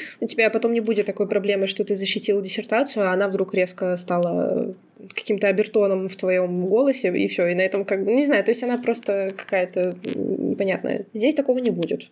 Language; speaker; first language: Russian; non-native, local second language; Azerbaijani